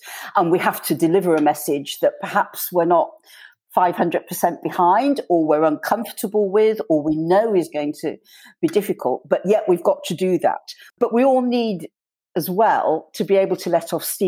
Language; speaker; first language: English; native; English